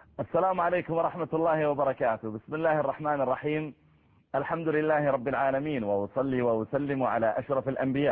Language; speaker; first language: Arabic; native; Arabic